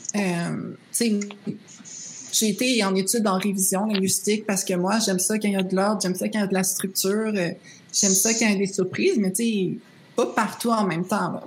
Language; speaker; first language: French; native; French